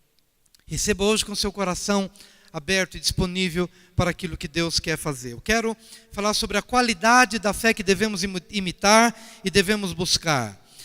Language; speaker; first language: Portuguese; native; Portuguese